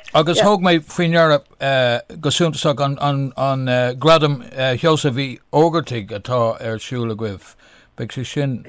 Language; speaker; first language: Irish; non-native, local second language; English